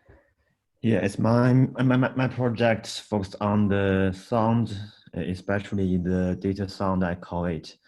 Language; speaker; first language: English; non-native, learner; Chinese